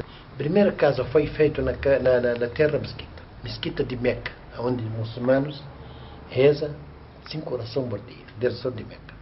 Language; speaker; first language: Portuguese; non-native, learner; Arabic